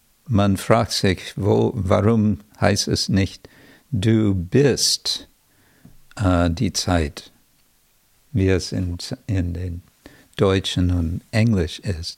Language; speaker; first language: German; non-native, fluent; English